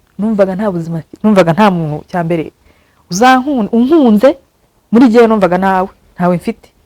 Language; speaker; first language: Kinyarwanda; early bilingual, heritage; Kinyarwanda